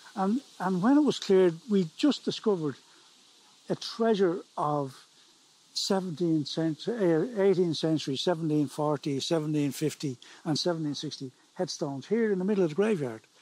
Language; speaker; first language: English; native; English